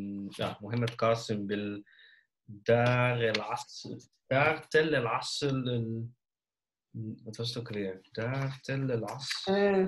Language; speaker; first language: Arabic; non-native, learner; Dutch